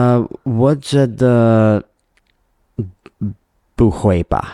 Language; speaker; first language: Chinese; non-native, learner; English